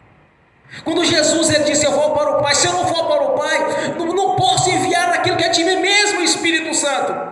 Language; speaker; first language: Portuguese; native; Portuguese